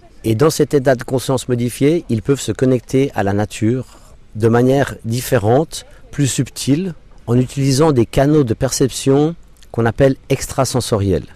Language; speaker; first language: French; non-native, local second language; English